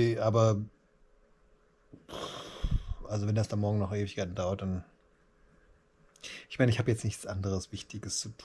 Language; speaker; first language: German; native; German